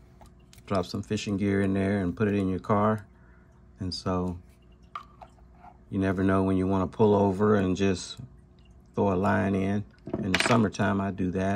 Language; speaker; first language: English; native; English